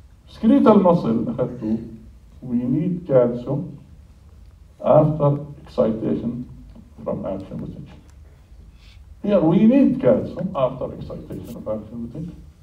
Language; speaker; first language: English; non-native, fluent; Arabic